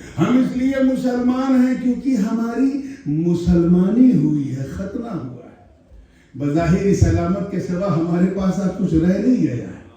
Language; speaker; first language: Urdu; native; Urdu